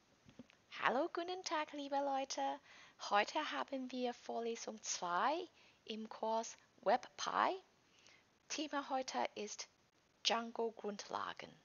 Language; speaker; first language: German; non-native, fluent; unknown